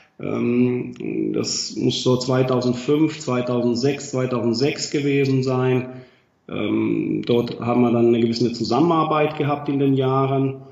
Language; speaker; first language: German; non-native, fluent; Finnish